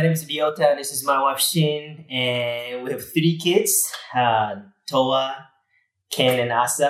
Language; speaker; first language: English; non-native, fluent; Japanese